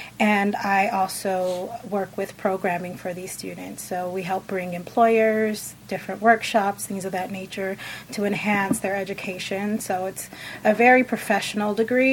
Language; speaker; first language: English; native; English